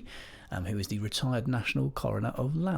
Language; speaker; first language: English; native; English